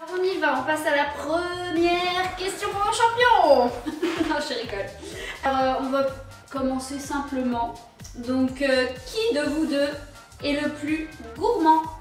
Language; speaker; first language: French; native; French